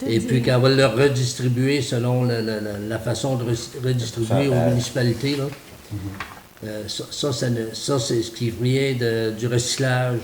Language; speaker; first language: French; native; French